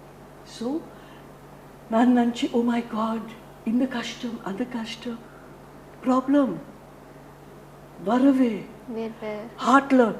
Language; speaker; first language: Tamil; non-native, learner; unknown